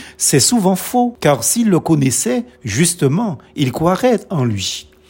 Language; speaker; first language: French; non-native, local second language; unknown